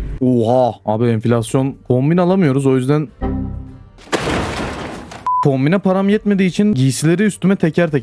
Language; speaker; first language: Turkish; native; Turkish